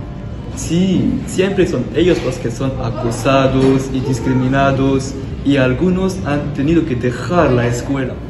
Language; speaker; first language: Spanish; non-native, learner; French